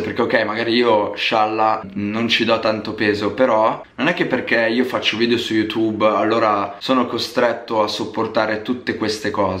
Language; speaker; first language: Italian; native; Italian